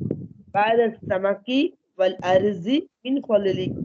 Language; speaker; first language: Arabic; non-native, learner; Tamil